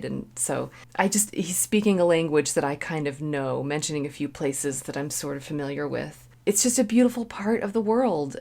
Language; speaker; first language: English; native; English